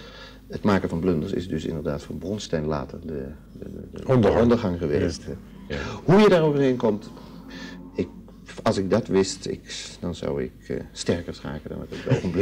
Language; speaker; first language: Dutch; native; Dutch